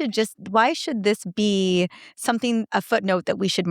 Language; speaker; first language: English; native; English